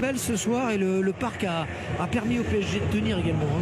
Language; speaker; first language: French; native; French